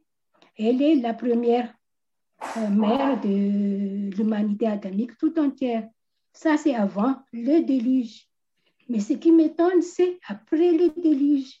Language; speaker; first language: French; non-native, local second language; Malagasy